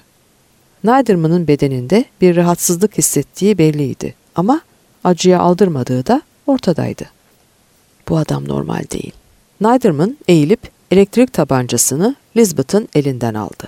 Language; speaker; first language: Turkish; native; Turkish